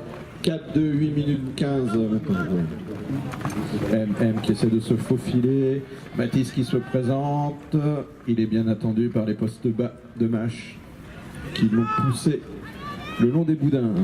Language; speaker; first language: French; native; French